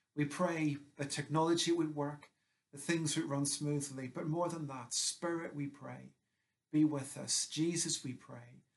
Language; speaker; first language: English; native; English